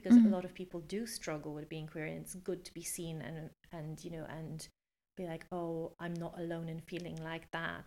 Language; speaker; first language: English; non-native, fluent; Polish